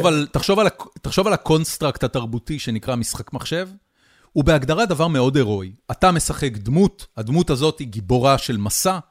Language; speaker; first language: Hebrew; native; Hebrew